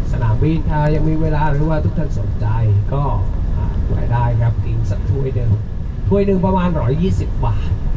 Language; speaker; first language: Thai; non-native, fluent; Vietnamese